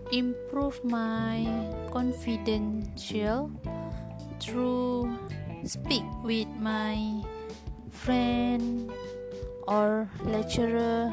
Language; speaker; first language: English; non-native, learner; Malay